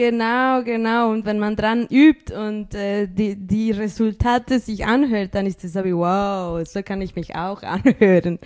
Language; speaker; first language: German; early bilingual, other home language; Spanish